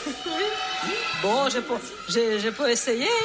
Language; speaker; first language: French; non-native, learner; Portuguese